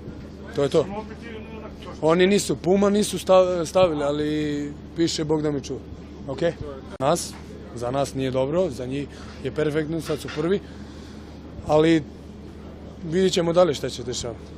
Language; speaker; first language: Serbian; early bilingual, heritage; German